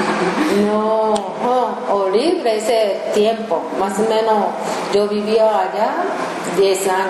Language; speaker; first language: Spanish; non-native, learner; Japanese